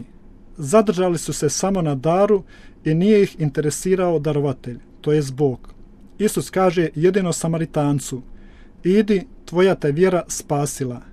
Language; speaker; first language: Croatian; native; Croatian